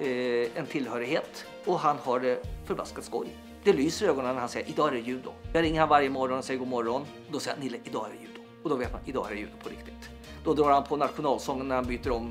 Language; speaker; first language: Swedish; native; Swedish